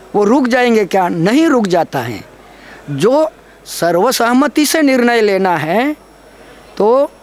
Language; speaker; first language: Hindi; non-native, local second language; Gondi